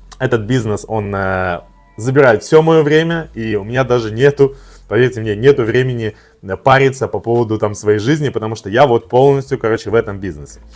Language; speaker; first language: Russian; native; Russian